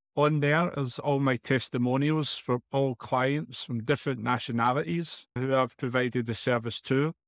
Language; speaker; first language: English; native; English